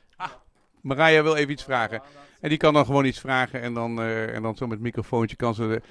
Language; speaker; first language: Dutch; native; Dutch